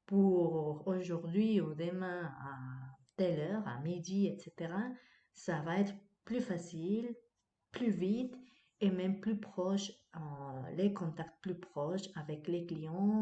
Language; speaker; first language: French; non-native, fluent; Spanish